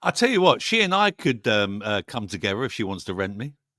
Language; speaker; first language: English; native; English